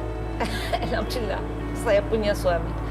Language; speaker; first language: Indonesian; non-native, fluent; Turkish